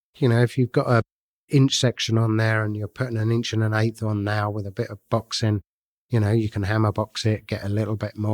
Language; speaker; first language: English; native; English